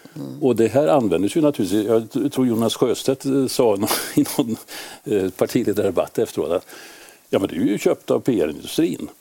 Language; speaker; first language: Swedish; native; Swedish